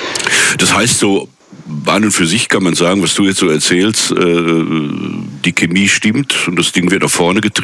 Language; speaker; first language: German; native; German